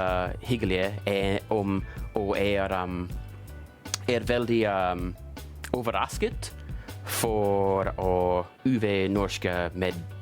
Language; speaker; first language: Norwegian; non-native, learner; English